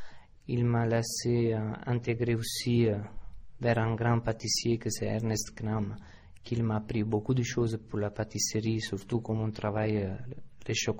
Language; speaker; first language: French; non-native, fluent; Italian